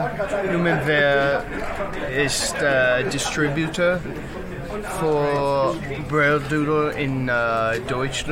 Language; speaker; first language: German; non-native, learner; English